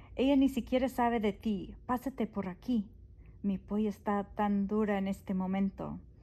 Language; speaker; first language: Spanish; non-native, fluent; English